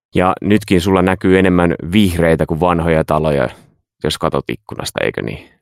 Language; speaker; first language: Finnish; native; Finnish